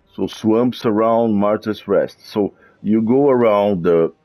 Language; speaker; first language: English; non-native, fluent; Portuguese